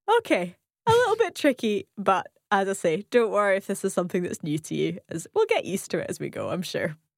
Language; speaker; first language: English; native; English